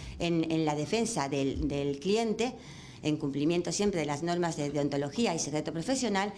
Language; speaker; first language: Spanish; native; Spanish